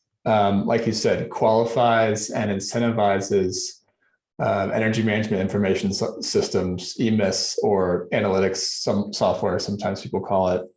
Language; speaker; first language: English; native; English